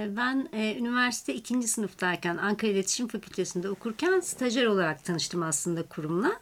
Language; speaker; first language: Turkish; native; Turkish